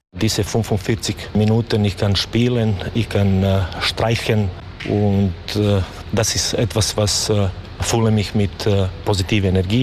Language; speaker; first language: German; non-native, learner; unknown